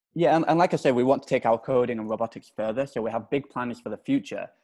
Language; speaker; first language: English; native; English